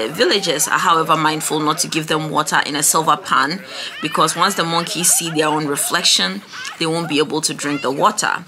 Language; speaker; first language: English; non-native, local second language; Ewe